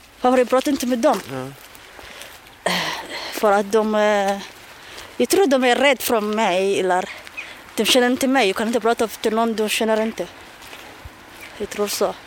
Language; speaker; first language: Swedish; non-native, learner; Somali